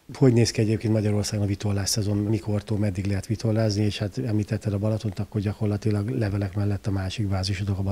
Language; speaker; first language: Hungarian; native; Hungarian